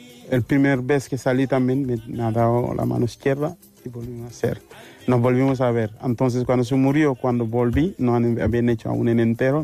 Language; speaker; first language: Spanish; non-native, fluent; Wolof